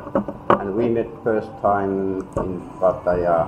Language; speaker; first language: English; non-native, learner; Finnish